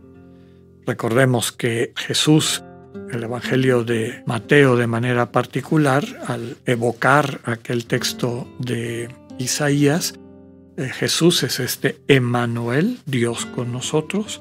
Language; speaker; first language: Spanish; native; Spanish